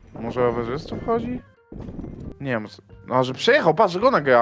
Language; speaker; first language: Polish; native; Polish